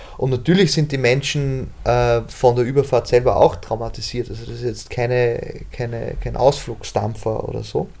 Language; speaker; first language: German; native; German